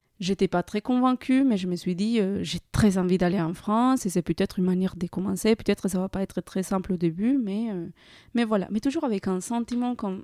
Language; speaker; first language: French; non-native, fluent; Spanish